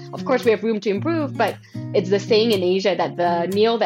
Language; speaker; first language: English; non-native, local second language; Chinese